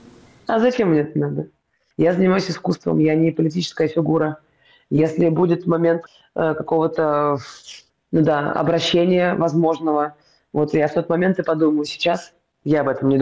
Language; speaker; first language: Russian; native; Russian